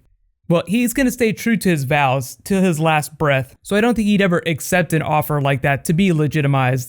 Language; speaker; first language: English; native; English